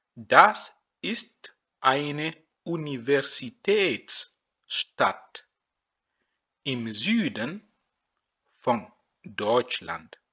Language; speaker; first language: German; non-native, fluent; French